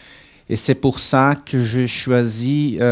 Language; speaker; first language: French; non-native, fluent; Portuguese